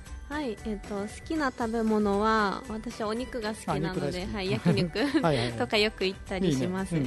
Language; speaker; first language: Japanese; native; Japanese